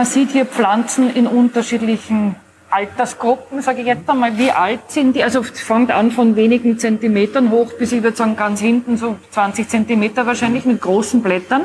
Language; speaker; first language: German; native; German